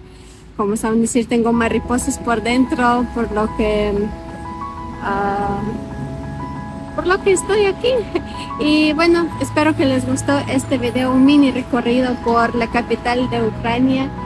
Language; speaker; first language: Spanish; non-native, fluent; Ukrainian